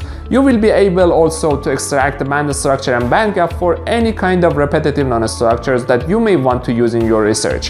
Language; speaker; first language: English; non-native, fluent; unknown